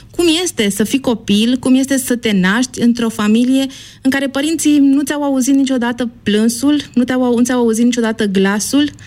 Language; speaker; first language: Romanian; native; Romanian